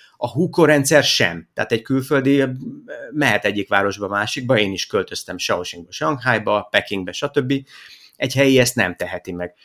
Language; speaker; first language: Hungarian; native; Hungarian